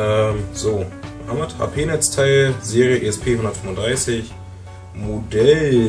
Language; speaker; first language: German; native; German